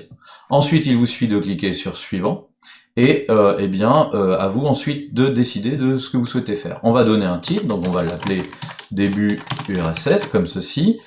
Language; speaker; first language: French; native; French